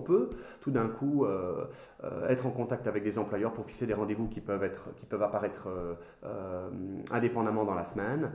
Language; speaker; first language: French; native; French